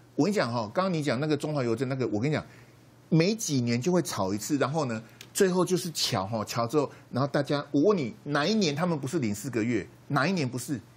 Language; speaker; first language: Chinese; native; Chinese